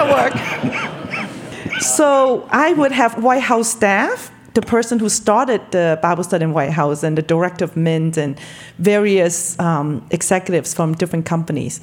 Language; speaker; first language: English; non-native, local second language; Cantonese